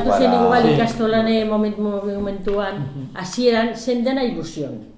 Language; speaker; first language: Basque; non-native, local second language; Spanish